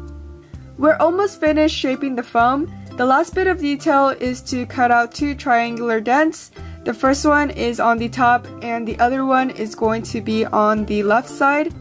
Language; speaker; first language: English; native; English